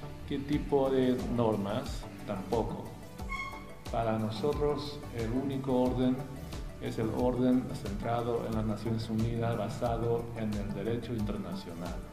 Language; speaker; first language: Spanish; non-native, fluent; Chinese